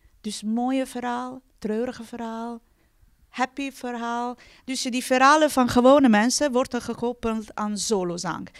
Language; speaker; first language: Dutch; non-native, fluent; Italian